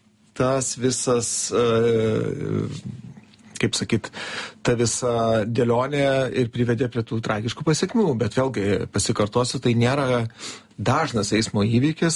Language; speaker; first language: Lithuanian; native; Lithuanian